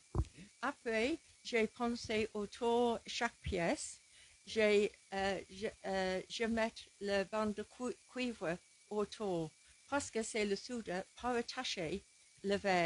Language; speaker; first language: French; non-native, learner; English